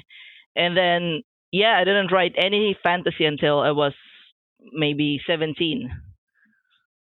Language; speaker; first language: English; non-native, local second language; Filipino